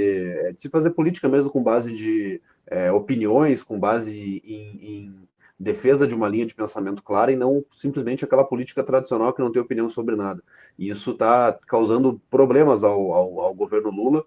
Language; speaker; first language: Portuguese; native; Portuguese